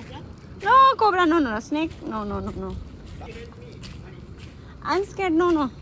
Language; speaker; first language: English; non-native, local second language; Hindi